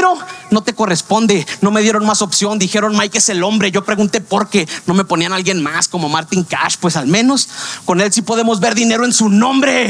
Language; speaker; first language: Spanish; native; Spanish